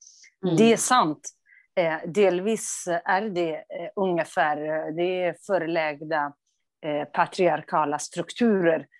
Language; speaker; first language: Swedish; non-native, fluent; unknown